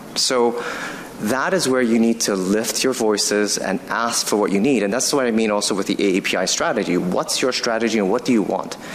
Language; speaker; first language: English; non-native, fluent; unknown